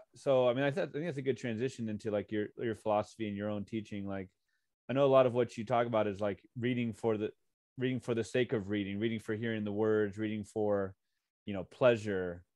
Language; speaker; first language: English; native; English